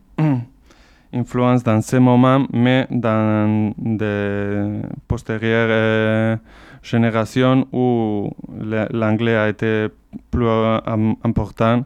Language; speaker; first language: French; non-native, learner; Basque